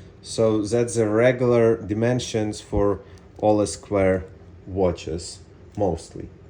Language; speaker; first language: English; non-native, fluent; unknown